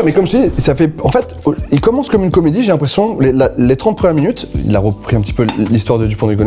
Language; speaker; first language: French; native; French